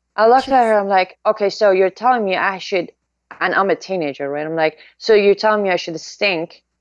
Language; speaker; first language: English; non-native, fluent; Persian